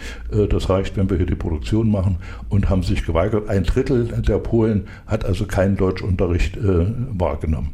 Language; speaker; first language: German; native; German